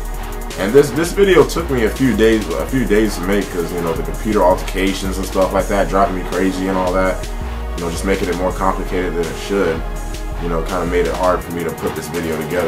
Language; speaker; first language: English; native; English